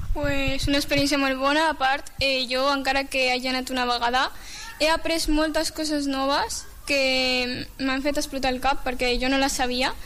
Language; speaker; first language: Catalan; early bilingual, other home language; Arabic